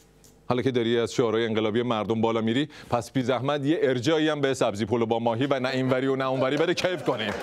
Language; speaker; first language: Persian; native; Persian